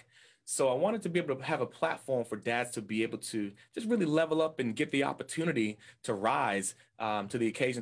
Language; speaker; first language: English; native; English